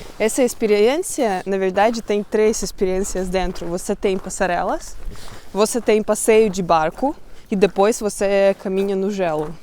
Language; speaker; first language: Portuguese; non-native, fluent; Russian